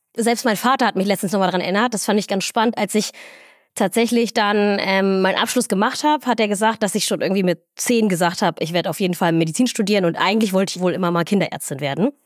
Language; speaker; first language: German; early bilingual, other home language; Somali